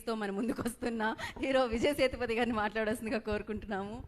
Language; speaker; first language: Telugu; native; Telugu